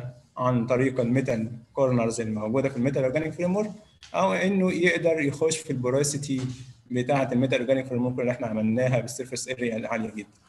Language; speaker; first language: Arabic; native; Arabic